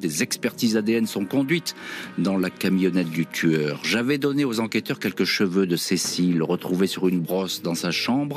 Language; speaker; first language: French; native; French